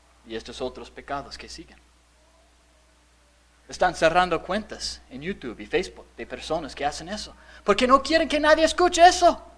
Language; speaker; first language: Spanish; non-native, fluent; English